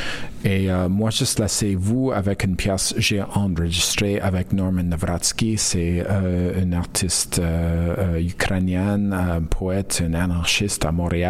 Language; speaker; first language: French; non-native, learner; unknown